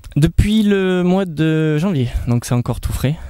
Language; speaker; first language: French; native; French